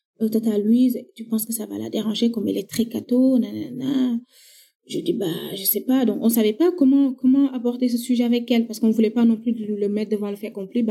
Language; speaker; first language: French; non-native, local second language; Wolof